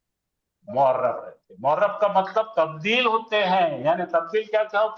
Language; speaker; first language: Hindi; native; Hindi